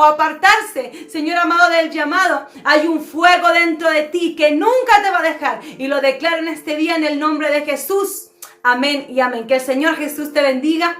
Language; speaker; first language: Spanish; native; Spanish